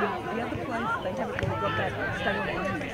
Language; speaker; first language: English; native; English